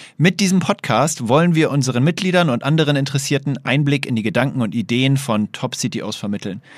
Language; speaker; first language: German; native; German